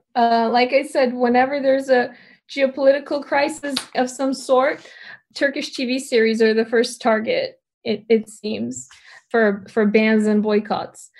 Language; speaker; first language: English; early bilingual, other home language; Turkish